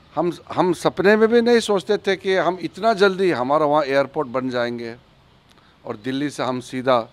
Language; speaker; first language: Hindi; native; Hindi